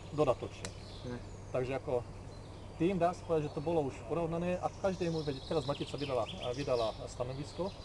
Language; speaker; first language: Slovak; non-native, local second language; Hungarian